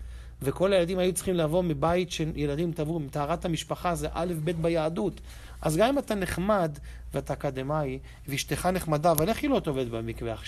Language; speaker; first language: Hebrew; native; Hebrew